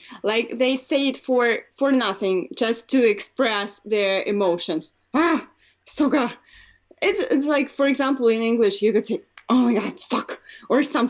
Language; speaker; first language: English; non-native, fluent; Russian